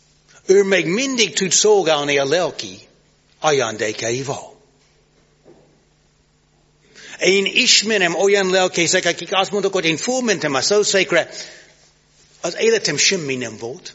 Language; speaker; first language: Hungarian; non-native, learner; English